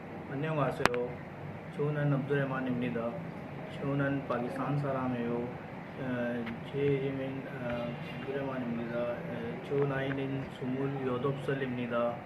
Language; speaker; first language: Korean; non-native, learner; Urdu